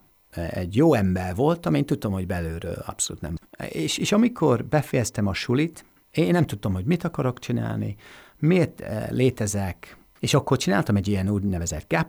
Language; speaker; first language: Hungarian; non-native, fluent; English